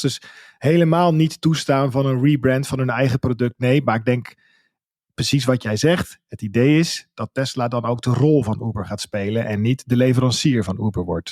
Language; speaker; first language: Dutch; native; Dutch